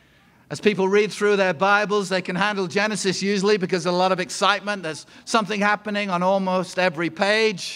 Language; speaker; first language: English; native; English